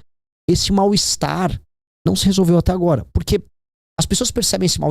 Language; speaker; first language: Portuguese; native; Portuguese